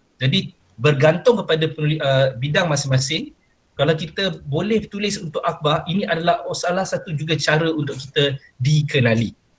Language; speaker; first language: Malay; native; Malay